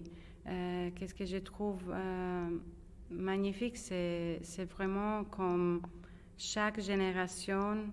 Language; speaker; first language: French; non-native, fluent; Italian